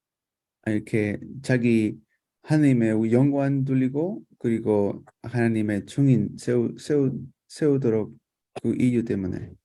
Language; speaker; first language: Korean; non-native, fluent; Spanish